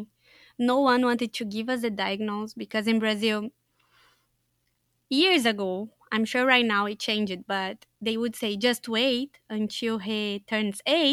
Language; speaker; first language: English; non-native, fluent; Portuguese